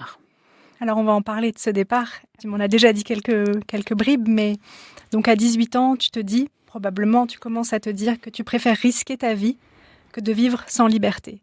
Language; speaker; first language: French; native; French